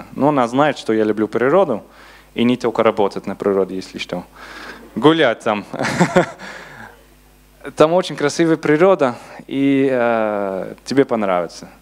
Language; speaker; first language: Russian; non-native, learner; Dutch